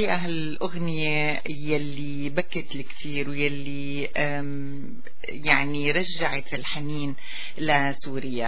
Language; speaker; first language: Arabic; native; Arabic